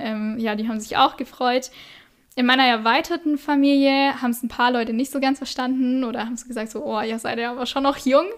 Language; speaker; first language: German; native; German